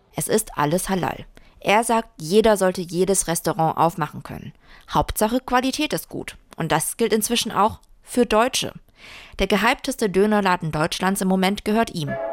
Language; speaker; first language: German; early bilingual, other home language; Vietnamese